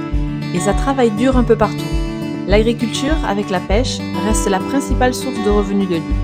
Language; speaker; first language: French; native; French